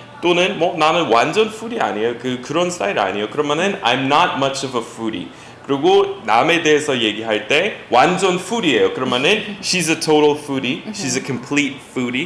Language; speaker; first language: Korean; non-native, fluent; English